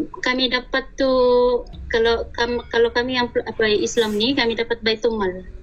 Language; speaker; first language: Malay; native; Malay